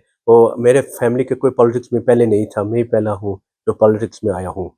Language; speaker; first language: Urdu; early bilingual, heritage; Urdu